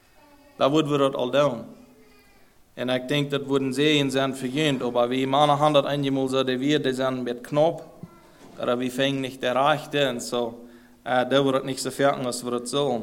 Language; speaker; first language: Dutch; non-native, learner; German